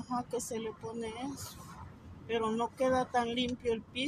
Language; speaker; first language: Spanish; native; Spanish